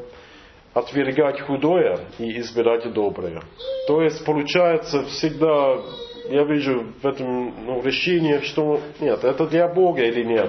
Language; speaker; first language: Russian; non-native, fluent; English